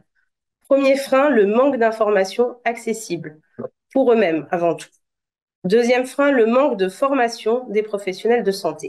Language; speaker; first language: French; native; French